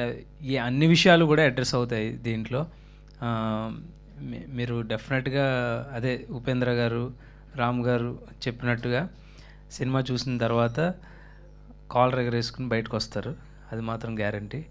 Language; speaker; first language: Telugu; native; Telugu